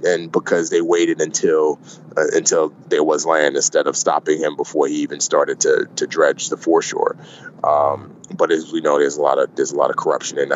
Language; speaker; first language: English; native; English